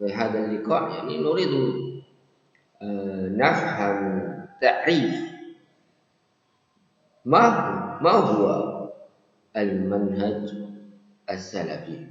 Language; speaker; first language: Arabic; non-native, fluent; Indonesian